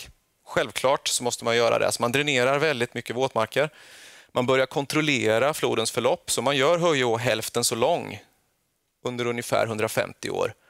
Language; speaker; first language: Swedish; native; Swedish